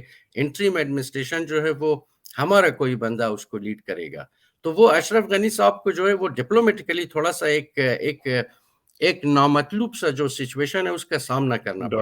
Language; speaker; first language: Hindi; non-native, fluent; Persian